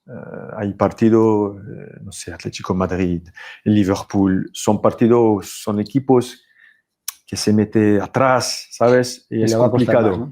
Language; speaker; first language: Spanish; non-native, fluent; French